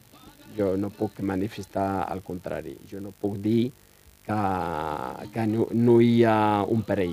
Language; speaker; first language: Catalan; non-native, fluent; Riffian